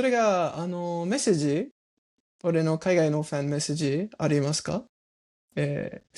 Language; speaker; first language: Japanese; non-native, learner; English